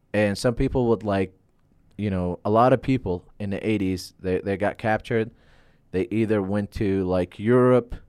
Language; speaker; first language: English; non-native, fluent; Arabic